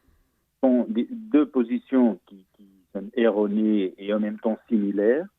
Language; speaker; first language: French; non-native, fluent; Portuguese